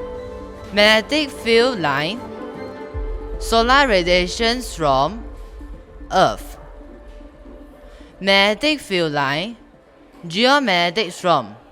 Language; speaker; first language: English; non-native, local second language; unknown